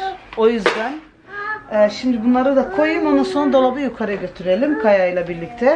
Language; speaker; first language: Turkish; early bilingual, other home language; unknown